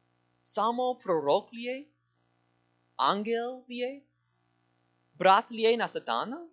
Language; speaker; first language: Bulgarian; non-native, learner; English